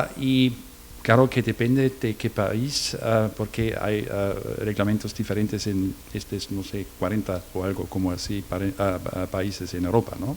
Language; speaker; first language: Spanish; non-native, learner; German